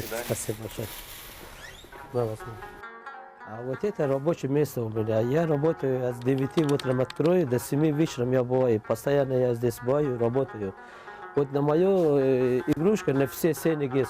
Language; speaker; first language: Russian; non-native, learner; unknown